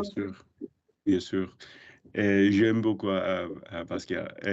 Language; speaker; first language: French; non-native, learner; English